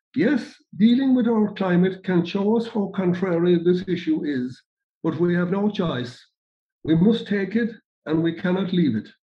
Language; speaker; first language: English; native; English